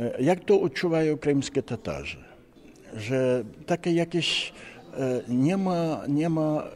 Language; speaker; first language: Polish; non-native, learner; Ukrainian